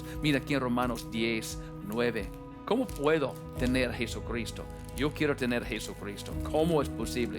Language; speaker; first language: Spanish; non-native, fluent; English